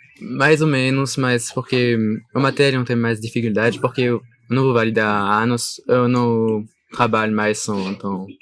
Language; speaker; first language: Portuguese; non-native, learner; French